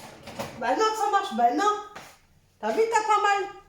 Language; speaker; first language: French; native; French